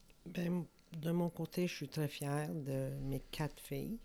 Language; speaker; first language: French; native; French